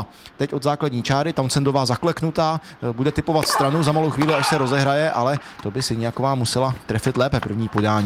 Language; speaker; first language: Czech; native; Czech